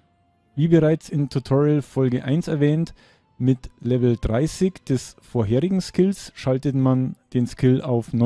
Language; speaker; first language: German; native; German